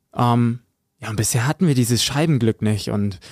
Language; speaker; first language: German; native; German